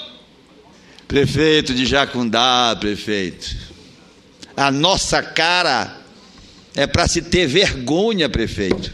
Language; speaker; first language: Portuguese; native; Portuguese